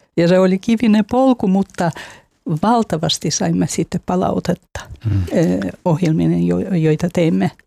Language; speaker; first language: Finnish; non-native, fluent; Russian